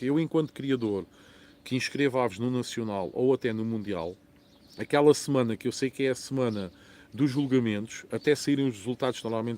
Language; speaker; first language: Portuguese; native; Portuguese